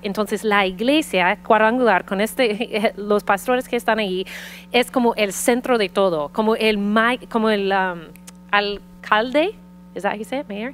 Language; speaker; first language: Spanish; early bilingual, heritage; Spanish